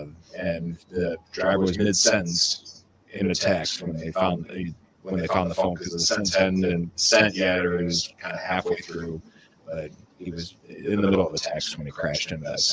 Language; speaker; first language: English; native; English